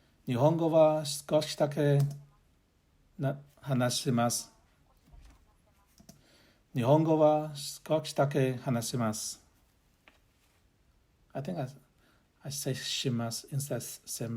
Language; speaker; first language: Japanese; non-native, learner; English